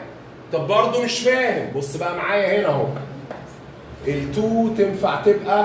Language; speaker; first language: Arabic; native; Arabic